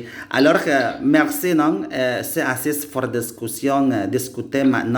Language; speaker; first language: French; non-native, learner; Indonesian